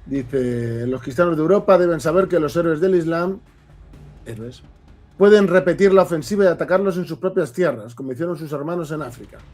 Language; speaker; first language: Spanish; native; Spanish